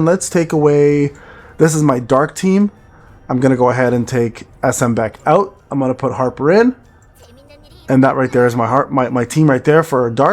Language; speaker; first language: English; native; English